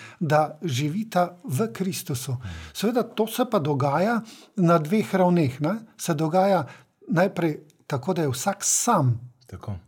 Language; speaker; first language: Slovenian; native; Slovenian